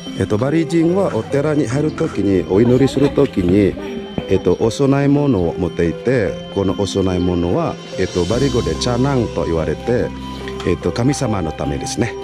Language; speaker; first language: Japanese; non-native, learner; Indonesian